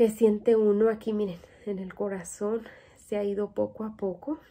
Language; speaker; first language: Spanish; native; Spanish